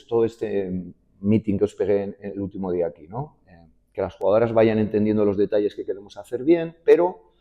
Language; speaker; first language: Spanish; native; Spanish